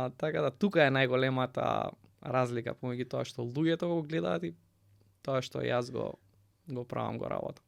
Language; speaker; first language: Macedonian; native; Macedonian